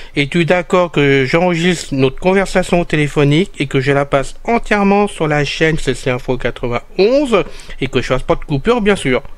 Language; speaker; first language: French; native; French